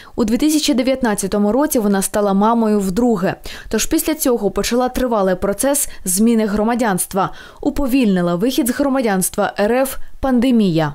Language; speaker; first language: Ukrainian; native; Ukrainian